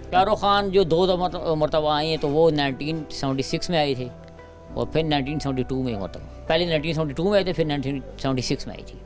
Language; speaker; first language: Urdu; non-native, local second language; Northern Hindko